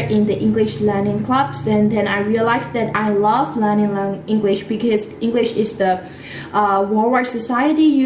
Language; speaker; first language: English; non-native, fluent; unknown